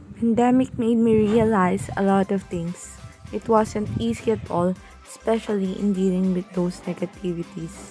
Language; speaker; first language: English; non-native, local second language; Filipino